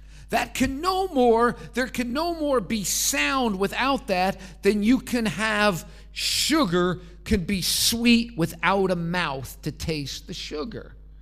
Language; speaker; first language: English; native; English